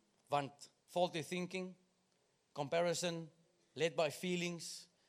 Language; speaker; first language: English; non-native, local second language; Afrikaans